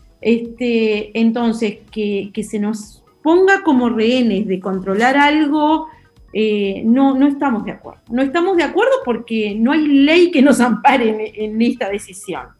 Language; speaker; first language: Spanish; native; Spanish